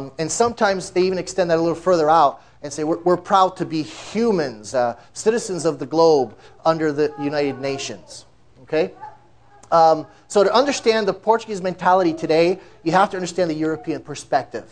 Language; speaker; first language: English; native; English